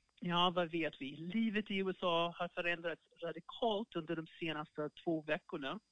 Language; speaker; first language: Swedish; non-native, fluent; English